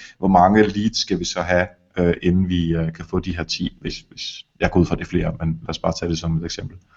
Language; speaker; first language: Danish; native; Danish